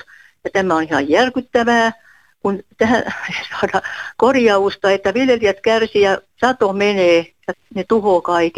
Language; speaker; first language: Finnish; native; Finnish